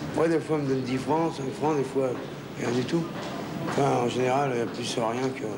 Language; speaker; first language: French; native; French